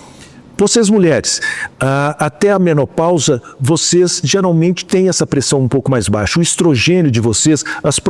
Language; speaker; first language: Portuguese; native; Portuguese